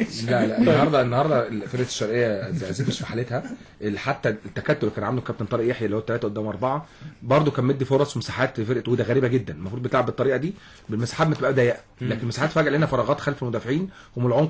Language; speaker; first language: Arabic; native; Arabic